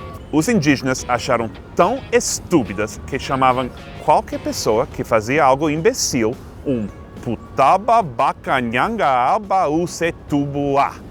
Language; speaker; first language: Portuguese; non-native, fluent; English